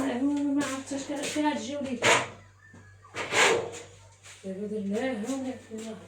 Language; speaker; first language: Arabic; native; Arabic